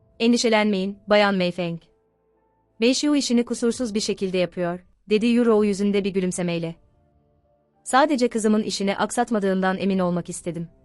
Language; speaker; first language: Turkish; native; Turkish